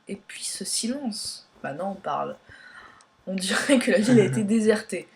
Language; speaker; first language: French; native; French